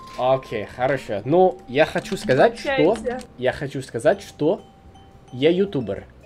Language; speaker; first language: Russian; non-native, learner; English